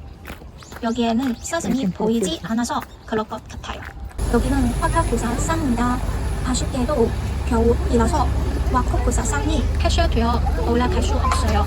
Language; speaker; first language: Korean; non-native, learner; Cantonese